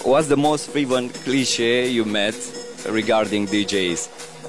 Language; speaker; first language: English; non-native, fluent; Romanian